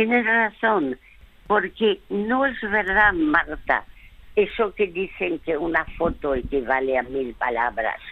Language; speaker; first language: Spanish; early bilingual, other home language; French